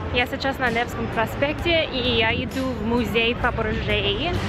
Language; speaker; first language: Russian; non-native, learner; English